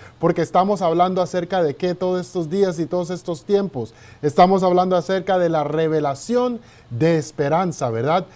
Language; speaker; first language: Spanish; native; Spanish